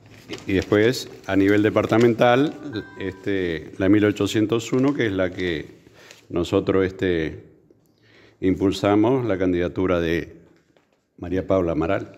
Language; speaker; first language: Spanish; native; Spanish